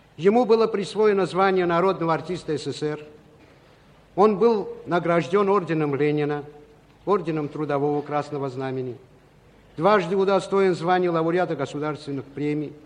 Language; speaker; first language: Russian; non-native, local second language; Azerbaijani